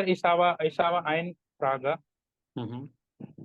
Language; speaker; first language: German; non-native, learner; Hindi